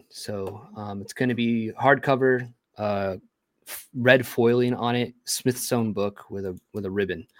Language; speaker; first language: English; native; English